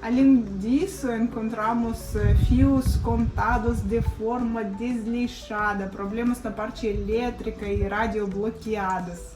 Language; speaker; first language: Portuguese; non-native, fluent; Russian